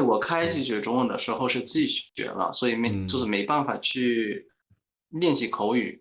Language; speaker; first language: Chinese; non-native, fluent; Spanish